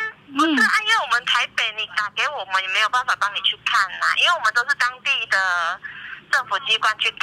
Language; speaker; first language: Chinese; native; Chinese